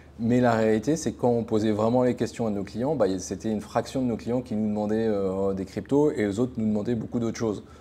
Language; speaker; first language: French; native; French